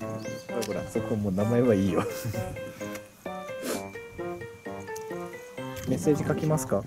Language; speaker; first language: Japanese; native; Japanese